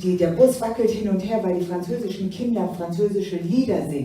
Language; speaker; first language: German; native; German